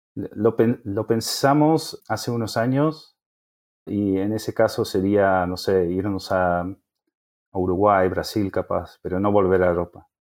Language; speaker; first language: Spanish; non-native, fluent; Dutch